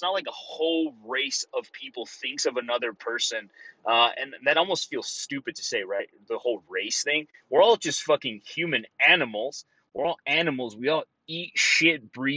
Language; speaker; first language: English; early bilingual, other home language; Spanish